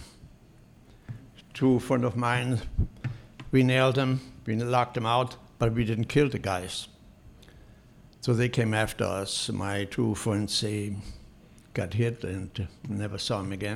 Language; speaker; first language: English; non-native, fluent; Polish